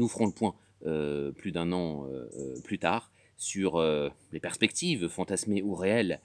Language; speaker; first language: French; native; French